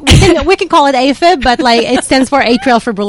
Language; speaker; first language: English; non-native, fluent; Hebrew